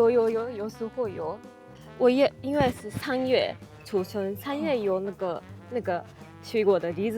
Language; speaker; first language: Chinese; non-native, fluent; Japanese